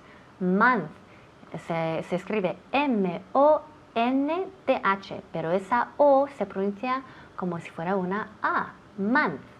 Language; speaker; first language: Spanish; non-native, fluent; English